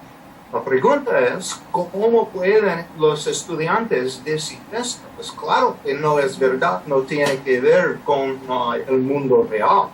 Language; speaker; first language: Spanish; non-native, learner; English